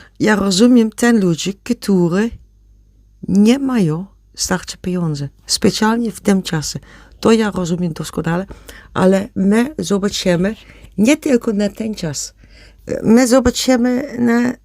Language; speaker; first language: Polish; non-native, learner; Dutch